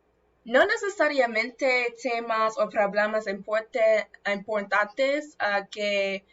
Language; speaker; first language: Spanish; non-native, learner; English